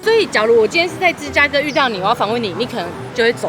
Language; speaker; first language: Chinese; native; Chinese